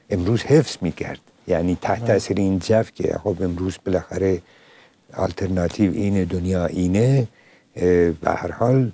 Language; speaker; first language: Persian; non-native, local second language; Central Kurdish